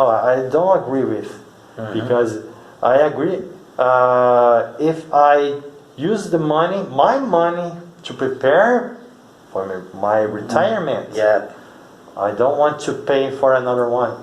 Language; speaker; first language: English; non-native, fluent; Portuguese